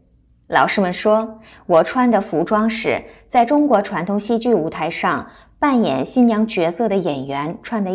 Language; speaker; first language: Chinese; non-native, fluent; Korean